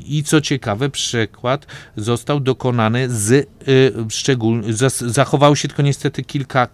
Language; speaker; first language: Polish; native; Polish